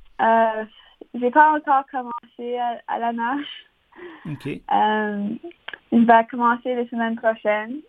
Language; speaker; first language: French; non-native, local second language; English